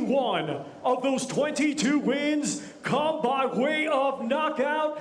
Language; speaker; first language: English; native; English